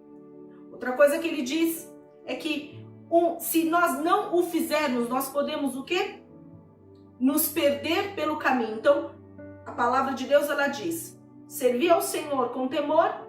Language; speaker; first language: Portuguese; native; Portuguese